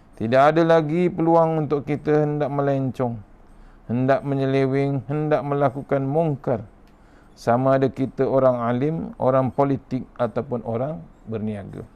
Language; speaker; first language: Malay; native; Malay